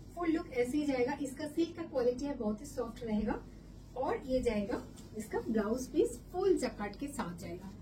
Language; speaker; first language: Hindi; non-native, local second language; Bangla